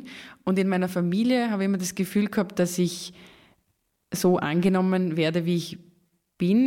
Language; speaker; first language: German; native; German